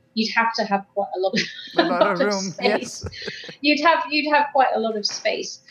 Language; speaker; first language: English; native; English